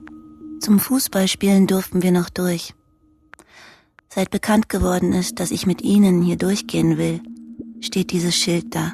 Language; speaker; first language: German; native; German